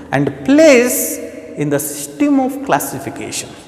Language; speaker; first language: English; non-native, local second language; Kannada